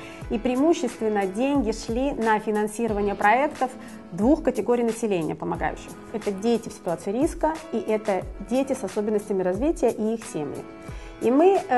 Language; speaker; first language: Russian; native; Russian